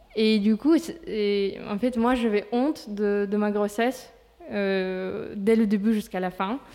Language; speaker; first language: French; non-native, fluent; Russian